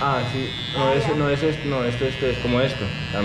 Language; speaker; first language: Spanish; non-native, learner; Greek